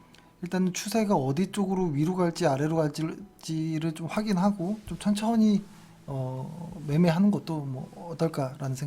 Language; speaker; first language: Korean; native; Korean